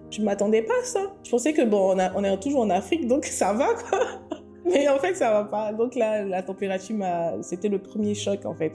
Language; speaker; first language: French; native; French